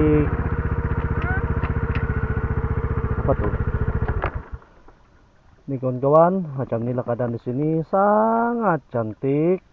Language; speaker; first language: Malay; non-native, local second language; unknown